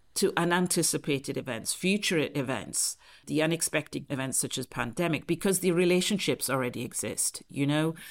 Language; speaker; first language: English; native; English